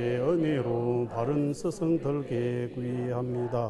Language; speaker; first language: Korean; non-native, fluent; Tibetan